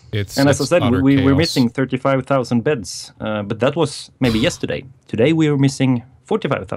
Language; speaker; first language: English; non-native, fluent; Swedish